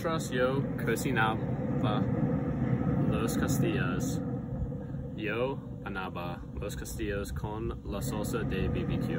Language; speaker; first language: Spanish; non-native, learner; English